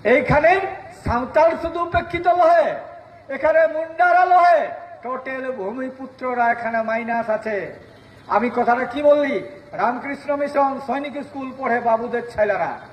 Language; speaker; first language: Bangla; native; Bangla